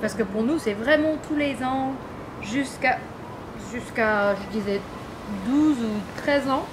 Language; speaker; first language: French; non-native, fluent; English